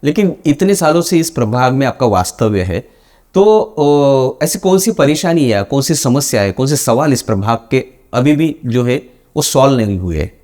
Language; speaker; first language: Hindi; non-native, local second language; Marathi